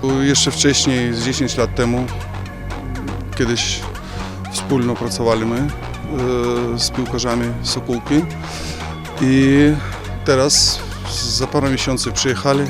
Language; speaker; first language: Polish; non-native, learner; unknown